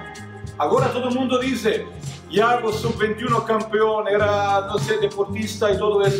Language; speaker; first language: Portuguese; non-native, learner; Croatian